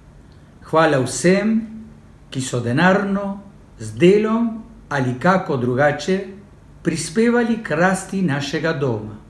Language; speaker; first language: Slovenian; early bilingual, heritage; Spanish